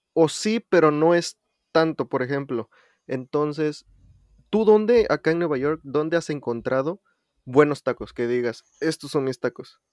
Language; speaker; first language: Spanish; native; Spanish